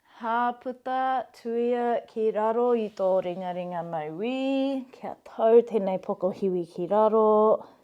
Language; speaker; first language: Māori; non-native, local second language; English